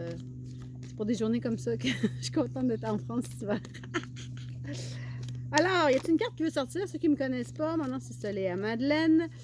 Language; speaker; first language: French; native; French